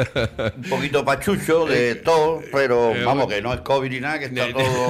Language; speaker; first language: Spanish; native; Spanish